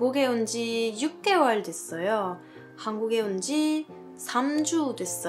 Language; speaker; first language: Korean; non-native, fluent; French